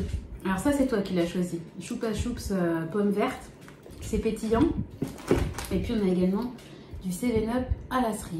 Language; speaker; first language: French; native; French